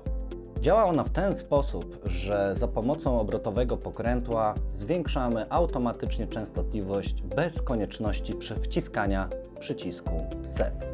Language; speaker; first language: Polish; native; Polish